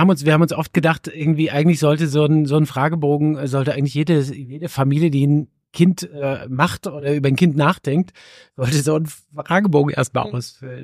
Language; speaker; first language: German; native; German